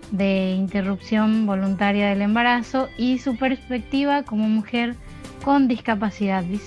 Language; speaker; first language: Spanish; native; Spanish